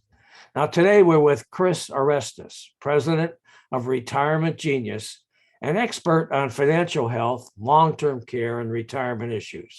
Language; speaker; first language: English; native; English